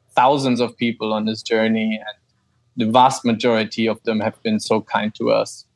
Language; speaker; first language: English; non-native, fluent; German